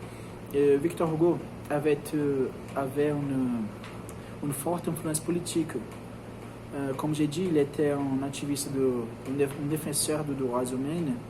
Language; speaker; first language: French; non-native, learner; Portuguese